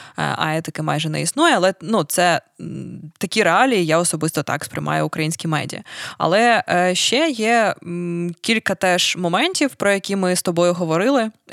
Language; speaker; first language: Ukrainian; native; Ukrainian